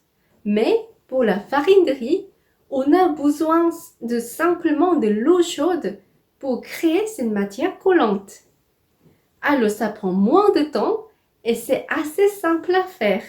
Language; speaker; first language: French; non-native, fluent; Korean